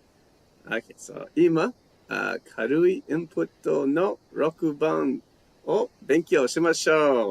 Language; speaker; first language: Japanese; non-native, learner; English